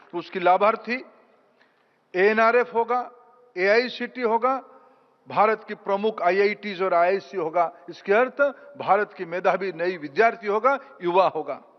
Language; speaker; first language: Hindi; non-native, local second language; Odia